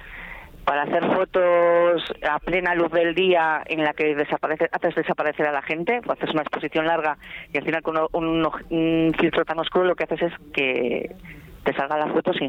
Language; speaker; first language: Spanish; native; Spanish